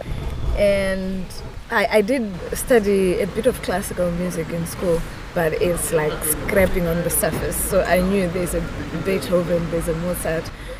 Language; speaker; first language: English; non-native, local second language; Shona